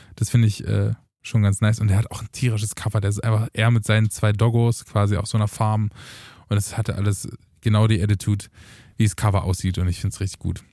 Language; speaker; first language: German; early bilingual, other home language; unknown